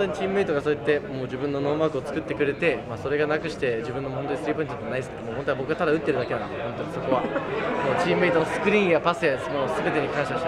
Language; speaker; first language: Japanese; native; Japanese